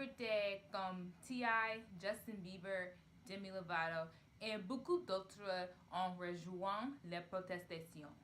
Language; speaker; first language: French; non-native, learner; English